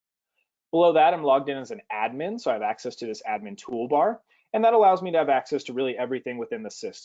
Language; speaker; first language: English; native; English